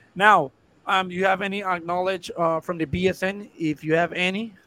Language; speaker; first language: English; non-native, fluent; Spanish